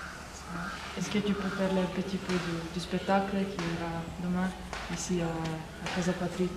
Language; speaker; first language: French; non-native, learner; Italian